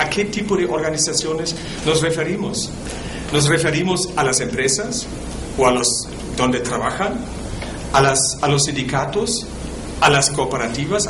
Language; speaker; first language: Spanish; non-native, fluent; German